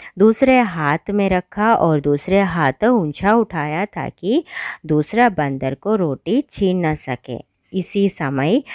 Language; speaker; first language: Hindi; non-native, local second language; Malayalam